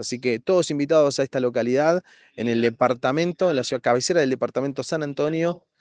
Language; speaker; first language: Spanish; native; Spanish